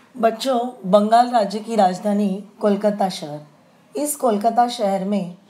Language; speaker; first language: Hindi; non-native, local second language; Marathi